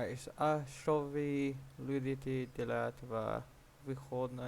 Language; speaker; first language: Russian; non-native, learner; English